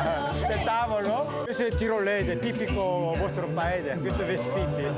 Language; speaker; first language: Italian; non-native, learner; Korean